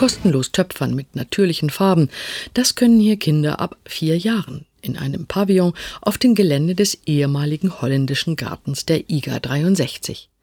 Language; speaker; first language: German; native; German